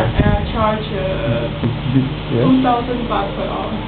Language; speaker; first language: English; non-native, fluent; Chinese